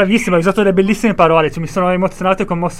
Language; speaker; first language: Italian; native; Italian